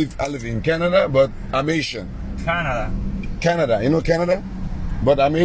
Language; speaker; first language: English; non-native, learner; Haitian Creole